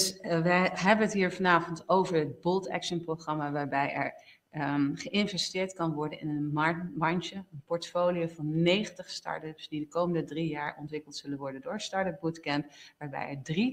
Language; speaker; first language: Dutch; native; Dutch